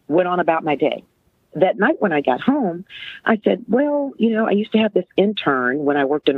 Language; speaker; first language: English; native; English